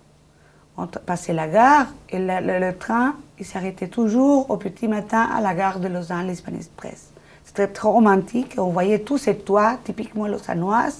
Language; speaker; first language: French; non-native, fluent; Spanish